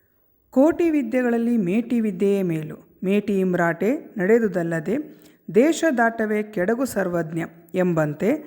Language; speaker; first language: Kannada; native; Kannada